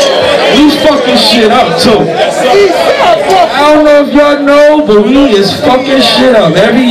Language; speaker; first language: English; native; English